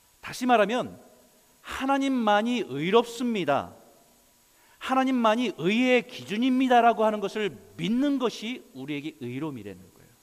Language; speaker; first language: Korean; native; Korean